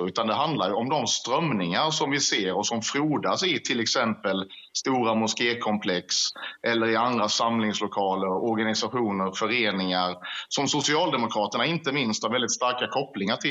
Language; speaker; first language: Swedish; native; Swedish